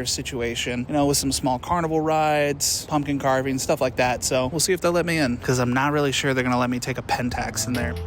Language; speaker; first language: English; native; English